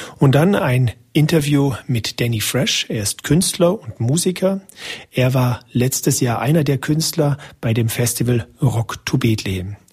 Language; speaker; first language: German; native; German